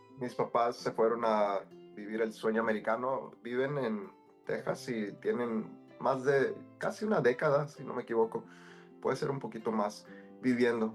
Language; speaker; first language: Spanish; early bilingual, heritage; Spanish